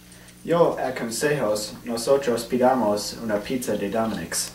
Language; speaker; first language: Spanish; non-native, learner; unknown